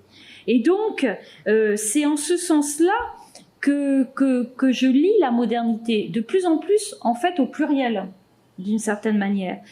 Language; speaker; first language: French; native; French